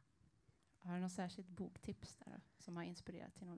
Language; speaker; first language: Swedish; native; Swedish